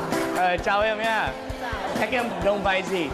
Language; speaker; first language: Vietnamese; non-native, learner; English